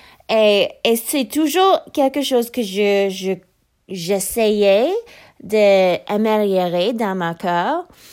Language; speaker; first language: French; non-native, learner; English